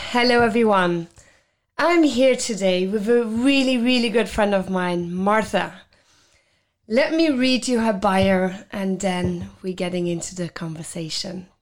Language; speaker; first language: English; non-native, fluent; Luxembourgish